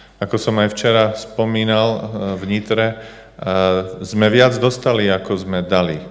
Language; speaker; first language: Slovak; native; Slovak